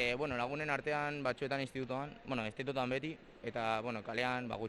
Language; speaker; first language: Basque; non-native, local second language; Spanish